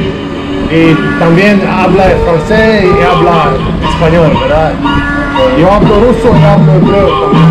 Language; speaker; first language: Spanish; non-native, learner; Russian